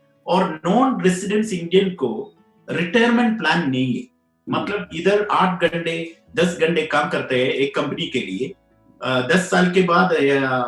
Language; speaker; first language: Hindi; non-native, local second language; Malayalam